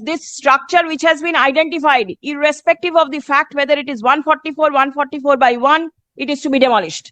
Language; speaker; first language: English; non-native, local second language; Bangla